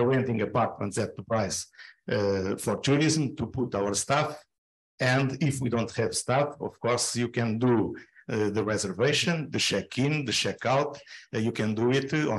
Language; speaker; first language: English; non-native, fluent; Portuguese